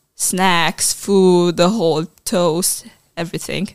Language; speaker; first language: English; non-native, fluent; Hungarian